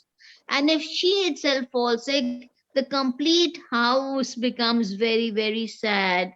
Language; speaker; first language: English; non-native, fluent; Hindi